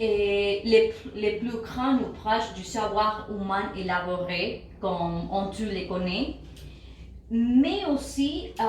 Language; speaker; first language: French; non-native, learner; Spanish